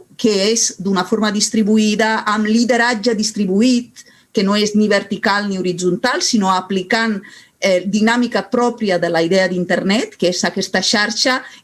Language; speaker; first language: Catalan; non-native, fluent; Italian